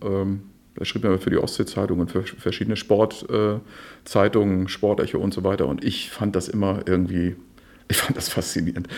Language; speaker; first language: German; native; German